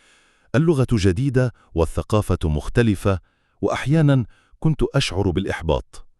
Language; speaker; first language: Arabic; non-native, fluent; Turkish